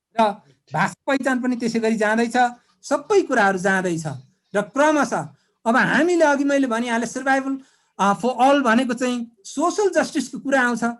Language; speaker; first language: Nepali; non-native, local second language; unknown